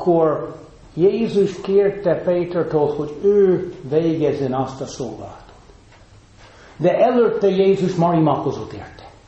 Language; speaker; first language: Hungarian; non-native, fluent; English